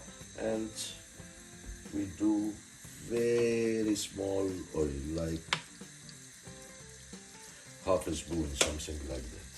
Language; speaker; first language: English; non-native, learner; Arabic